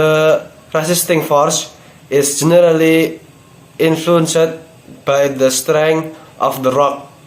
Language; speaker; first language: English; non-native, learner; Indonesian